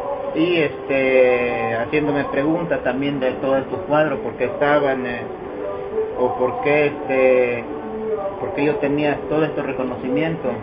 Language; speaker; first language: Spanish; native; Spanish